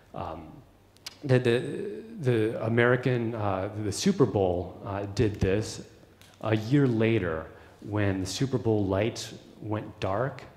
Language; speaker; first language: English; native; English